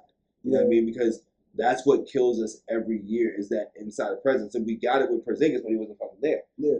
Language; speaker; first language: English; native; English